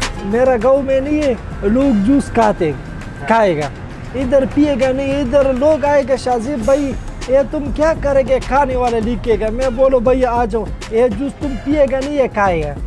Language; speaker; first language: Hindi; non-native, learner; Pashto